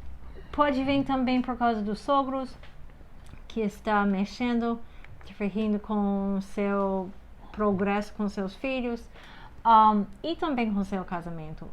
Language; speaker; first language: Portuguese; non-native, fluent; English